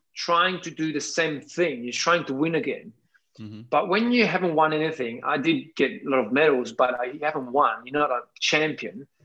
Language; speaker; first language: English; non-native, fluent; Italian